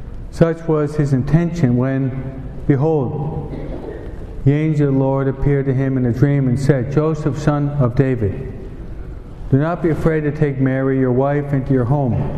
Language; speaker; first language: English; non-native, fluent; Spanish